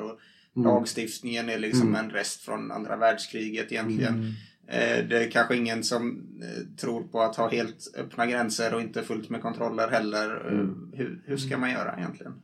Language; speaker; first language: Swedish; native; Swedish